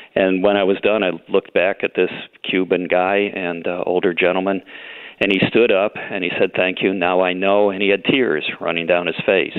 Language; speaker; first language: English; native; English